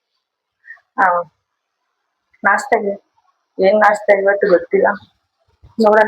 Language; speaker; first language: Kannada; non-native, learner; Hindi